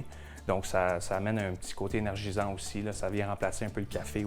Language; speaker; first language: French; native; French